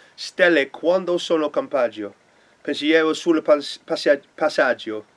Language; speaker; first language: Italian; non-native, learner; English